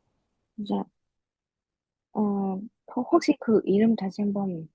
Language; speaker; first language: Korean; non-native, fluent; Vietnamese